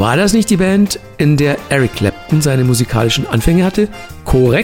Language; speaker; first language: German; native; German